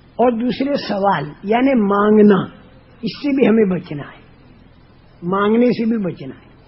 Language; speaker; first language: Urdu; non-native, local second language; Gujarati